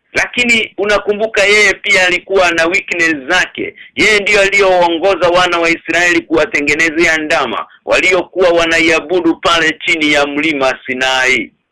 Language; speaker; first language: Swahili; native; Swahili